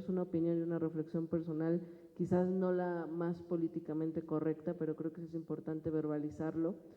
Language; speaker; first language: Spanish; native; Spanish